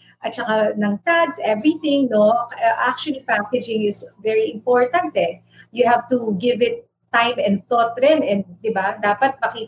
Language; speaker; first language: English; non-native, local second language; Iloko